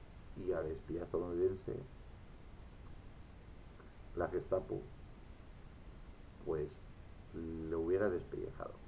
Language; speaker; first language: Spanish; native; Spanish